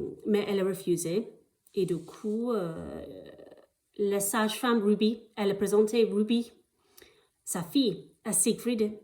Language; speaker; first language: French; non-native, fluent; English